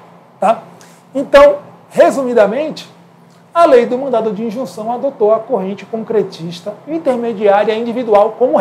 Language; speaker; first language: Portuguese; native; Portuguese